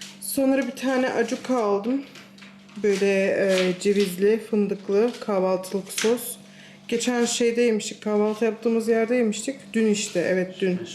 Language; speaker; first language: Turkish; early bilingual, heritage; Turkish